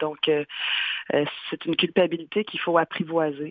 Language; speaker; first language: French; native; French